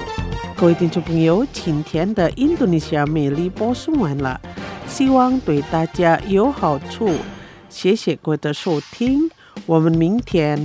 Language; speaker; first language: Chinese; non-native, fluent; Indonesian